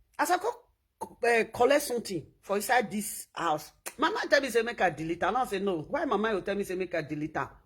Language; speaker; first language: Nigerian Pidgin; native; Nigerian Pidgin